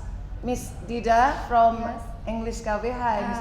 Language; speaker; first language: English; non-native, fluent; Indonesian